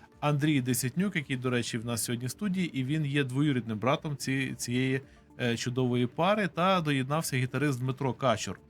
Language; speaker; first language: Ukrainian; native; Ukrainian